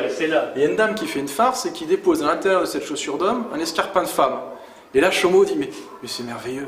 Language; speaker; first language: French; native; French